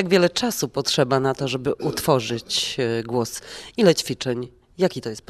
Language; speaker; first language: Polish; native; Polish